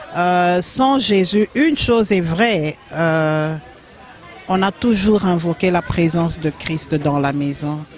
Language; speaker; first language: French; non-native, local second language; Lingala